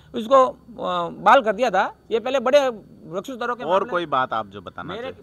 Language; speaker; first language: Hindi; native; Hindi